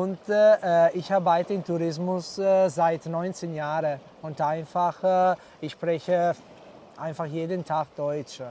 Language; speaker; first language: German; non-native, learner; Italian